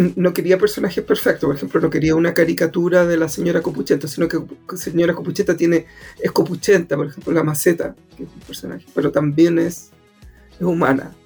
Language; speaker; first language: Spanish; native; Spanish